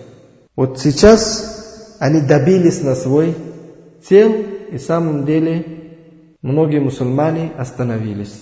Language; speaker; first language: Russian; non-native, learner; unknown